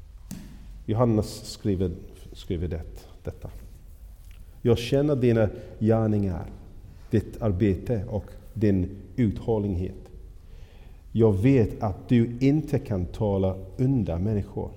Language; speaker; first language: Swedish; non-native, fluent; English